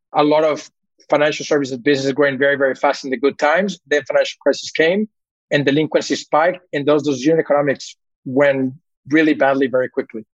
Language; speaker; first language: English; early bilingual, other home language; Spanish